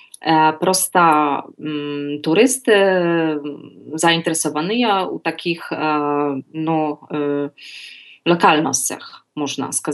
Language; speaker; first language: Russian; non-native, learner; Polish